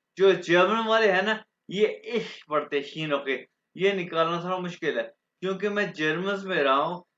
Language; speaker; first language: Urdu; non-native, local second language; Punjabi